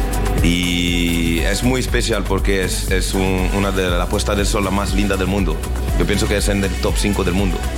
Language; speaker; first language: Spanish; non-native, learner; French